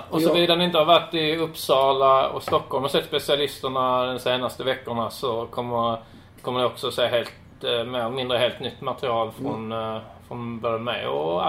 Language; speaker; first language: Swedish; native; Swedish